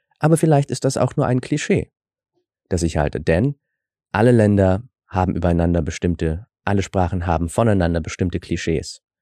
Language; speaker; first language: German; early bilingual, other home language; Russian